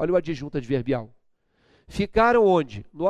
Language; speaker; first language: Portuguese; native; Portuguese